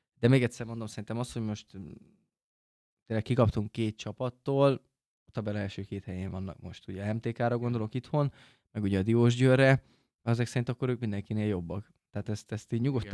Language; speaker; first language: Hungarian; native; Hungarian